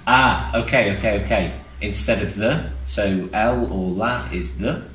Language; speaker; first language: English; native; English